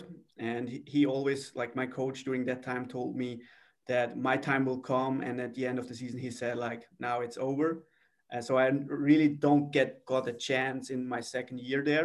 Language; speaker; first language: English; non-native, fluent; Swiss German